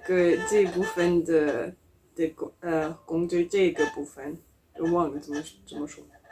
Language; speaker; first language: Chinese; non-native, learner; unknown